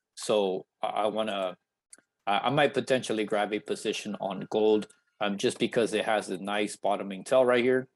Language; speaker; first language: English; native; English